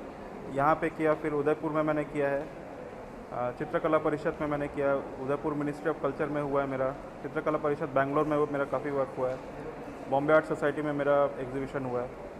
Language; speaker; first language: Hindi; native; Hindi